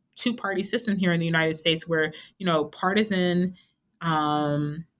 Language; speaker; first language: English; native; English